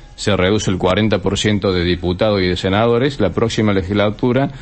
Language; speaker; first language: Spanish; native; Spanish